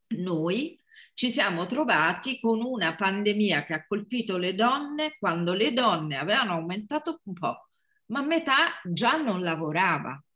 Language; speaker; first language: Italian; native; Italian